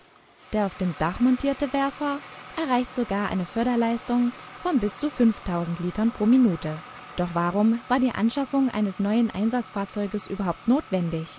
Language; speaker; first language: German; native; German